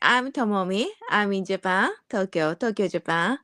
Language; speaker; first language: English; non-native, learner; Japanese